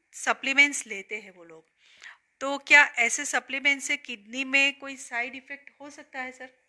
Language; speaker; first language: Hindi; non-native, local second language; Gujarati